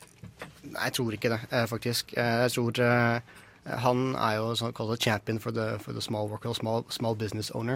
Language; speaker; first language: Norwegian; native; Norwegian